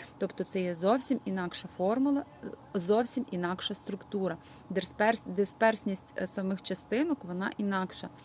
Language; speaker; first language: Ukrainian; native; Ukrainian